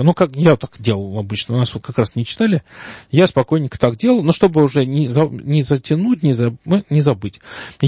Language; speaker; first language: Russian; native; Russian